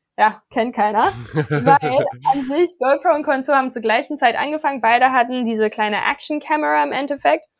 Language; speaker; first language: German; non-native, fluent; English